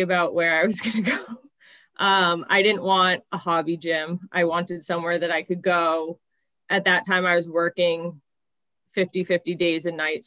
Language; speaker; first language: English; native; English